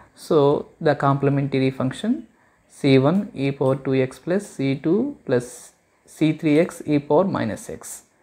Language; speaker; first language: English; non-native, local second language; Telugu